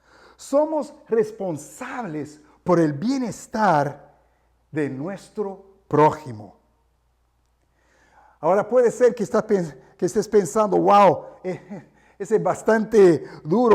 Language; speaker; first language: Spanish; non-native, fluent; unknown